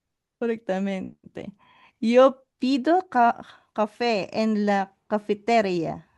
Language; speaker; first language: Spanish; non-native, learner; Filipino